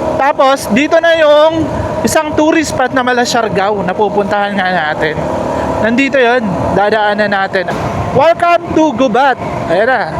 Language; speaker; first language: Filipino; non-native, local second language; Bikol